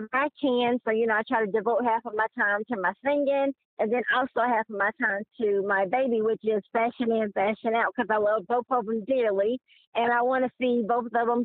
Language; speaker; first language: English; native; English